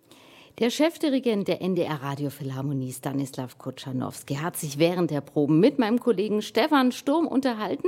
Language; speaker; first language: German; native; German